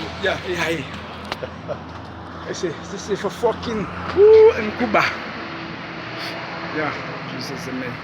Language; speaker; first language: Spanish; non-native, learner; Haitian Creole